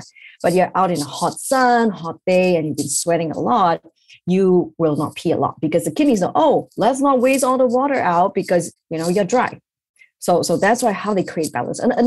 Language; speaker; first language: English; non-native, local second language; Chinese